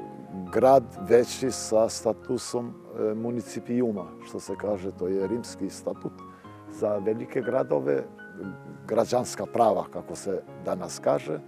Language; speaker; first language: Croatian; non-native, local second language; Albanian